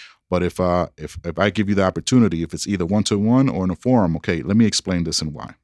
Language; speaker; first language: English; early bilingual, other home language; Spanish